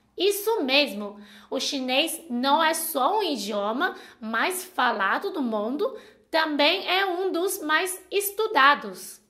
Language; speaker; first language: Portuguese; non-native, fluent; Chinese